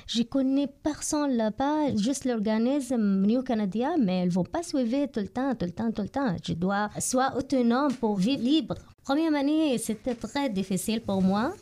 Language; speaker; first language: French; non-native, learner; Arabic